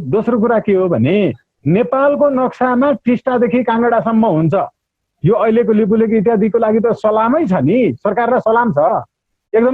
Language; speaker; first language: Nepali; native; Nepali